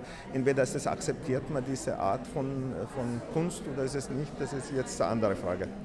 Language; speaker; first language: German; non-native, fluent; Arabic